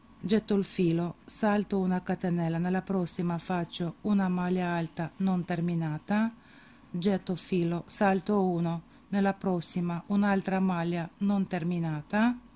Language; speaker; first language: Italian; non-native, fluent; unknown